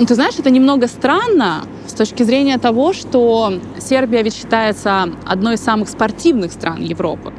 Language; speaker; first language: Russian; native; Russian